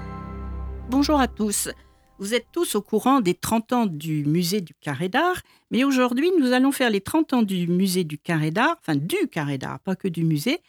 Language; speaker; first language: French; native; French